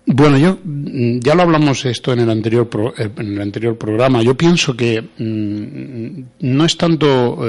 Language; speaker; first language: Spanish; native; Spanish